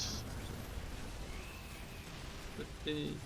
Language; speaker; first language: French; native; French